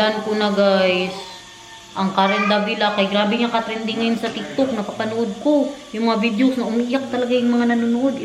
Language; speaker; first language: Filipino; non-native, local second language; Cebuano